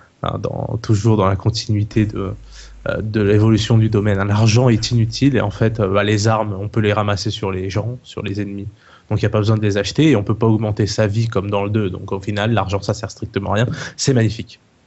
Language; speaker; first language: French; native; French